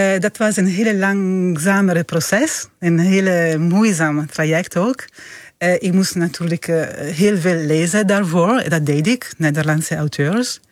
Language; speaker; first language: Dutch; non-native, fluent; Italian